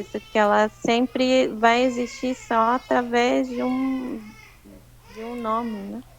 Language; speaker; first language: Portuguese; native; Portuguese